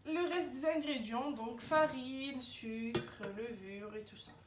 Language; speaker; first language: French; non-native, local second language; Arabic